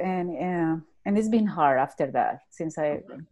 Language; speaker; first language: English; non-native, fluent; Spanish